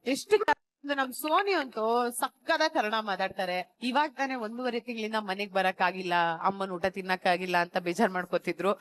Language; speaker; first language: Kannada; native; Kannada